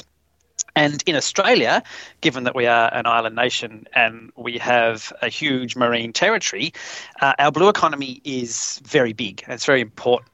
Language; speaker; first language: English; native; English